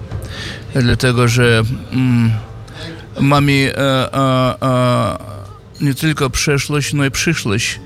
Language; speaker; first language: Polish; non-native, fluent; Yiddish